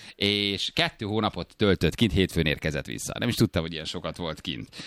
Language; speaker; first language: Hungarian; native; Hungarian